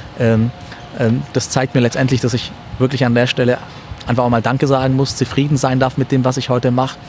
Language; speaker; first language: German; early bilingual, other home language; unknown